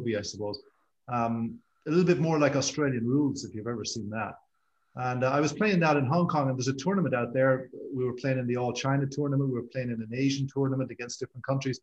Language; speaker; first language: English; native; English